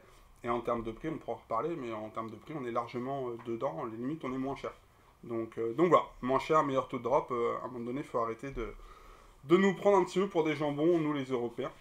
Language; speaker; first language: French; native; French